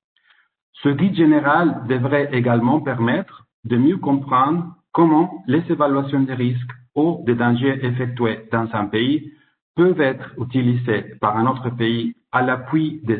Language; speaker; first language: French; non-native, fluent; Italian